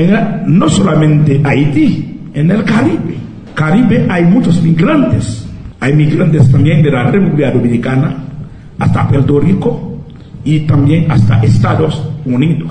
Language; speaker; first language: Spanish; non-native, local second language; Haitian Creole